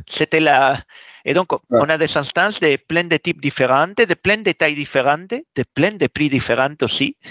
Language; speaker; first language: French; non-native, fluent; Spanish